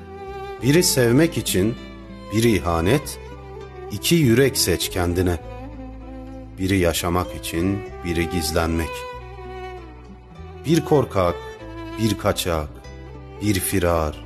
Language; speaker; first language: Turkish; native; Turkish